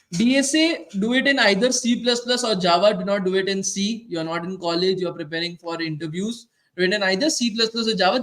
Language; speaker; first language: English; non-native, local second language; Hindi